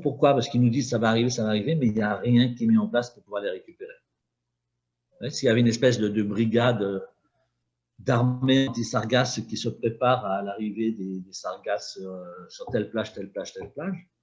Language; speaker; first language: French; native; French